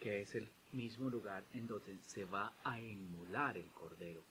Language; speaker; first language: Spanish; native; Spanish